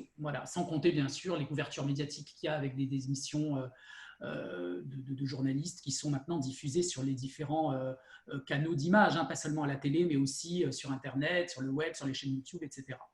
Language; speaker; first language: French; native; French